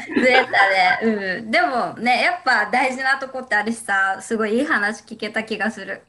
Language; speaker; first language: Japanese; native; Japanese